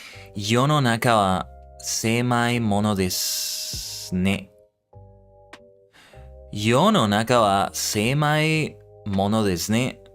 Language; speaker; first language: Japanese; non-native, learner; English